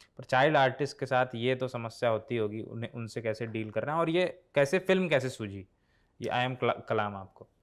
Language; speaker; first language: Hindi; native; Hindi